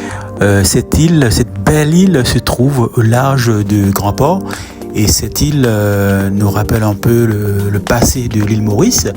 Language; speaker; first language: French; non-native, local second language; Morisyen